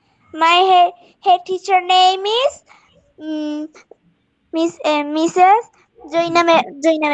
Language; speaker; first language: English; non-native, learner; Bangla